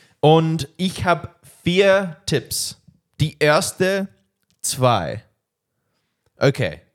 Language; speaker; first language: German; non-native, learner; English